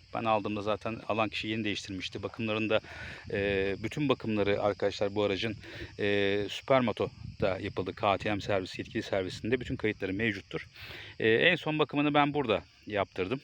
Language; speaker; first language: Turkish; native; Turkish